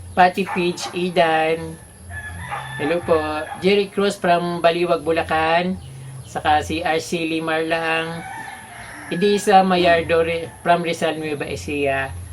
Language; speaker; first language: Filipino; non-native, local second language; Bikol